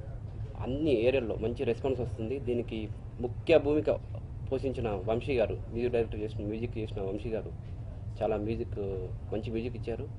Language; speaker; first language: Telugu; native; Telugu